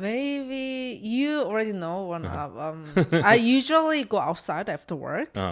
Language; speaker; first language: English; non-native, learner; Korean